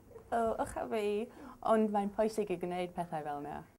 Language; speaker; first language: Welsh; non-native, learner; English